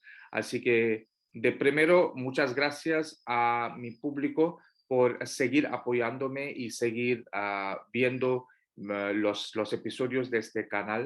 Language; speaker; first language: Spanish; non-native, fluent; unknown